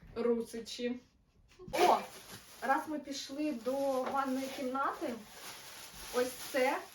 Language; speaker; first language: Ukrainian; non-native, local second language; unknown